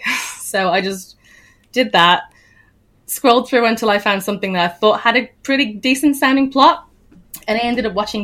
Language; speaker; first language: English; native; English